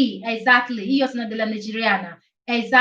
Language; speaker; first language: Italian; non-native, learner; Igbo